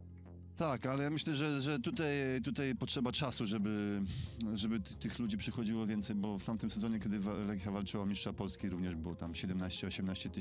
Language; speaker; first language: Polish; native; Polish